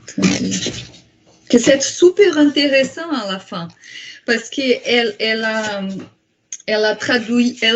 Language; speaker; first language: French; non-native, fluent; Portuguese